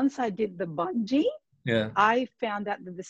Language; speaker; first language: English; early bilingual, other home language; Arabic